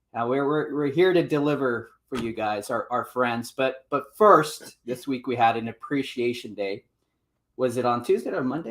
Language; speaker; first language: English; native; English